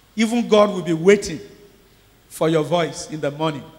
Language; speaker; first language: English; non-native, local second language; Yoruba